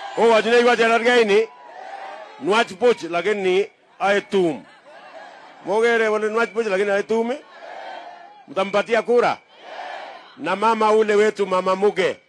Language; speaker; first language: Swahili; non-native, local second language; Kalenjin